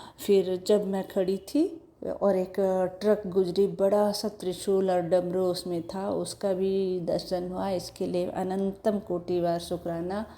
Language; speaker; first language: Hindi; non-native, local second language; Odia